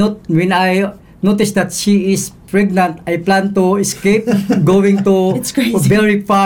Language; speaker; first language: English; non-native, local second language; Cebuano